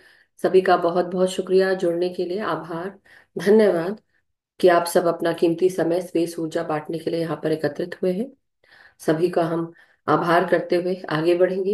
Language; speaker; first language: Hindi; native; Hindi